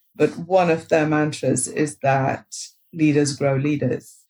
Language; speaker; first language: English; non-native, local second language; Bangla